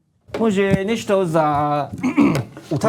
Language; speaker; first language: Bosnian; non-native, learner; Chinese